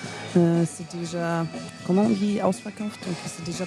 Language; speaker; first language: French; non-native, fluent; German